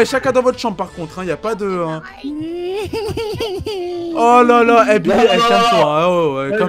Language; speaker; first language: French; native; French